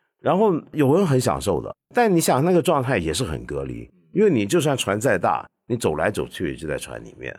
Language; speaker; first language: Chinese; non-native, local second language; Cantonese